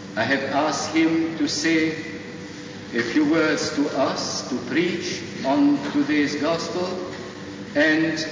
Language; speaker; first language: English; non-native, fluent; Russian